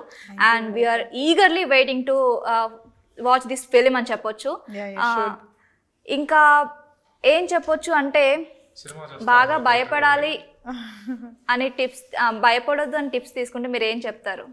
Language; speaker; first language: Telugu; native; Telugu